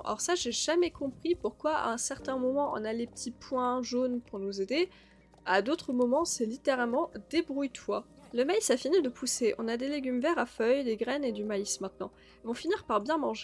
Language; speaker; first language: French; native; French